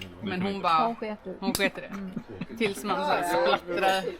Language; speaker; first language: Swedish; native; Swedish